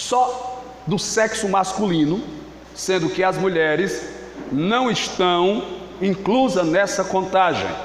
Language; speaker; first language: Portuguese; native; Portuguese